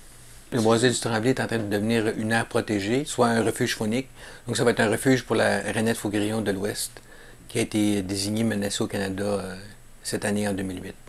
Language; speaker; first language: French; native; French